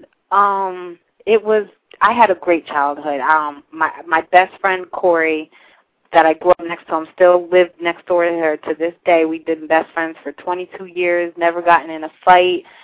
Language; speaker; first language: English; native; English